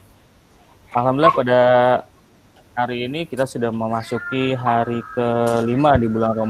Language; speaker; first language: Indonesian; native; Indonesian